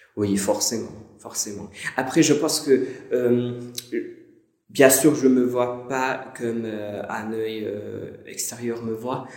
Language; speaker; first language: French; non-native, fluent; Hungarian